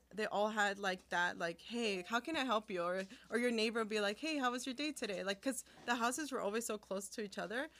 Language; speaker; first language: English; early bilingual, other home language; Spanish